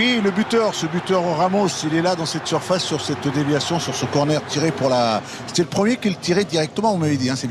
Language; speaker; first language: French; native; French